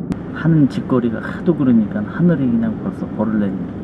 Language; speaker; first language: Korean; native; Korean